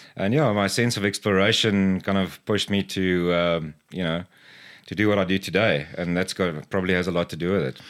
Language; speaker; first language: English; non-native, local second language; Afrikaans